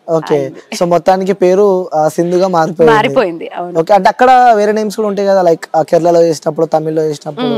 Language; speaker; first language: Telugu; native; Telugu